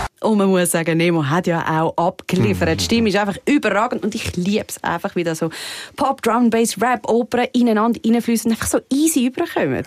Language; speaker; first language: German; native; German